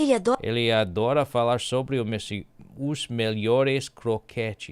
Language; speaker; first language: Portuguese; non-native, learner; English